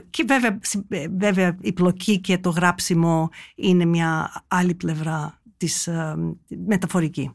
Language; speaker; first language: Greek; early bilingual, heritage; Greek